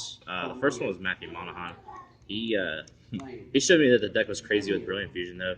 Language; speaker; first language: English; native; English